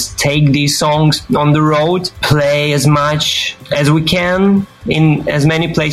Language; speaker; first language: English; non-native, fluent; Ukrainian